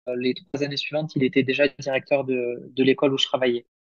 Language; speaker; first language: French; native; French